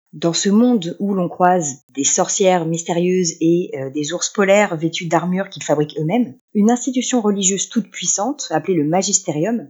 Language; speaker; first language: French; native; French